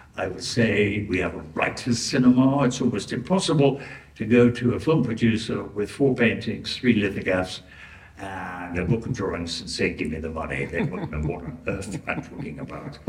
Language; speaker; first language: English; native; English